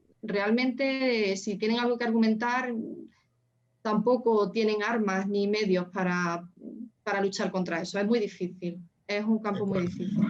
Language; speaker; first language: Spanish; native; Spanish